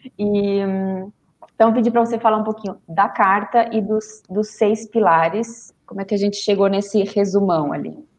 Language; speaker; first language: Portuguese; non-native, fluent; Spanish